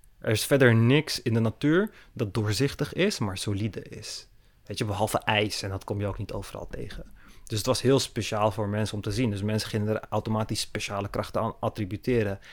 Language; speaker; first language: Dutch; early bilingual, other home language; Turkish